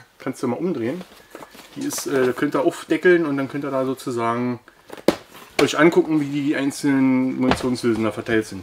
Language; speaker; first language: German; native; German